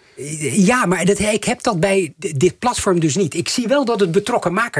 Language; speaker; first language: Dutch; native; Dutch